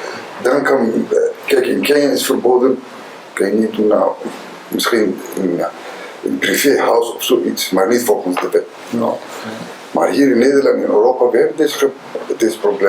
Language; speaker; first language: Dutch; non-native, learner; Somali